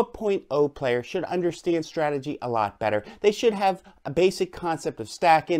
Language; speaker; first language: English; native; English